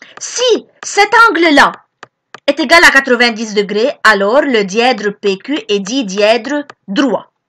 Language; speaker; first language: French; non-native, local second language; Arabic